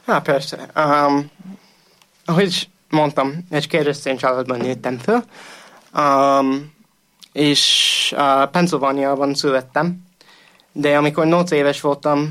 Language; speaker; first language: Hungarian; non-native, fluent; English